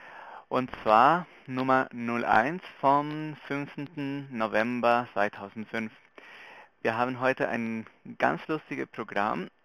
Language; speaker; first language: German; non-native, fluent; Spanish